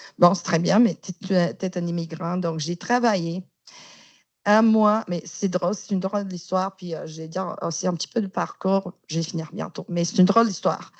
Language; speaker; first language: French; non-native, fluent; Romanian